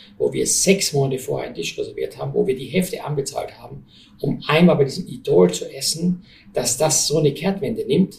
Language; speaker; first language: German; native; German